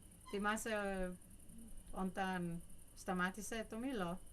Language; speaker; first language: Greek; early bilingual, heritage; English